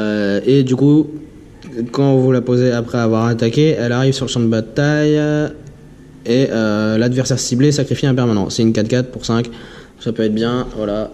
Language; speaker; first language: French; native; French